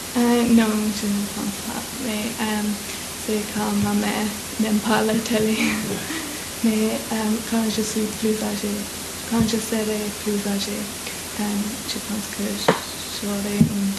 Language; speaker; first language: French; non-native, learner; English